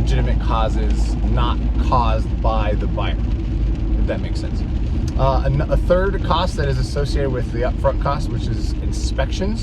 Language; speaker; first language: English; native; English